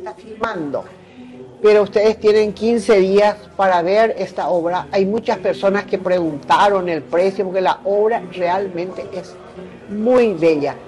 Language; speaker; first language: Spanish; native; Spanish